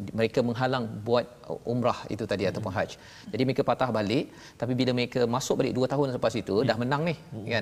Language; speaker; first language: Malay; native; Malay